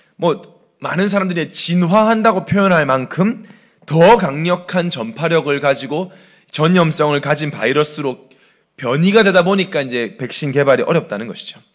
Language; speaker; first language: Korean; native; Korean